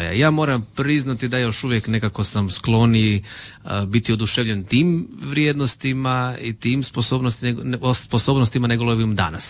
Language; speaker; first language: Serbian; native; Serbian